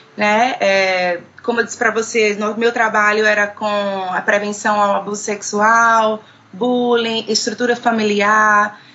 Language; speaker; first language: Portuguese; native; Portuguese